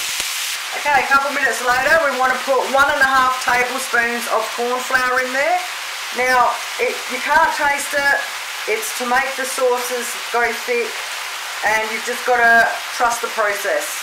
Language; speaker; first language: English; native; English